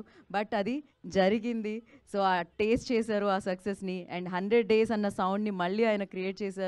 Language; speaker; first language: Telugu; native; Telugu